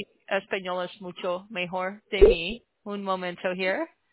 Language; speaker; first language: Spanish; non-native, learner; English